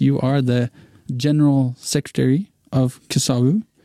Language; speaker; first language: English; non-native, fluent; Norwegian